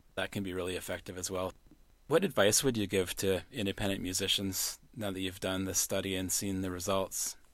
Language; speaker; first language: English; native; English